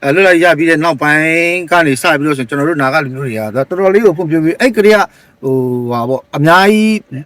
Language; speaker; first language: Burmese; non-native, local second language; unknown